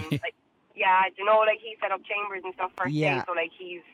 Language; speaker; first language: English; native; English